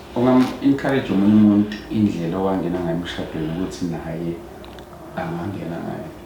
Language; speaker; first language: Zulu; native; Zulu